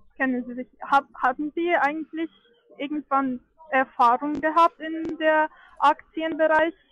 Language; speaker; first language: German; non-native, fluent; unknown